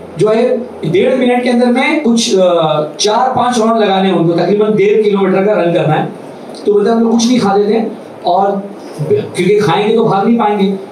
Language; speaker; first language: Hindi; native; Hindi